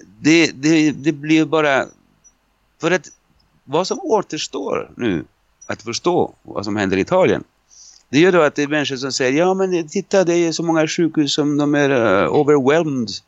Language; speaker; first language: Swedish; non-native, fluent; Italian